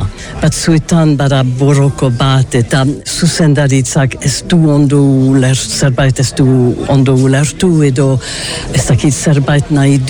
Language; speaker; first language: Basque; non-native, learner; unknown